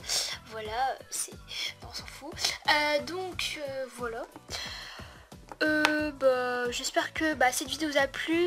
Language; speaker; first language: French; native; French